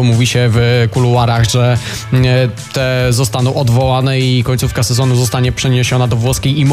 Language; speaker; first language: Polish; native; Polish